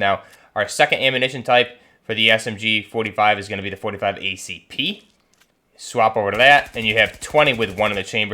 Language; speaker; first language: English; native; English